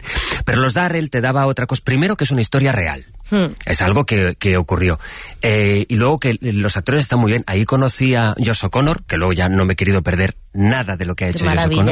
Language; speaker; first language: Spanish; native; Spanish